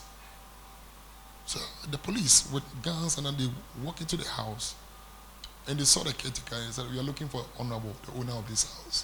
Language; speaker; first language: English; non-native, local second language; Akan